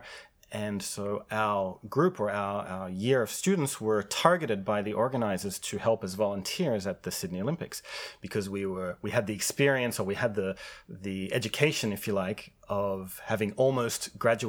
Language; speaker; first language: English; native; English